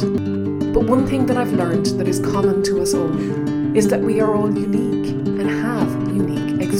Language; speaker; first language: English; native; English